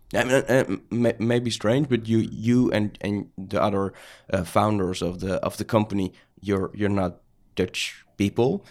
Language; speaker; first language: English; non-native, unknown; Dutch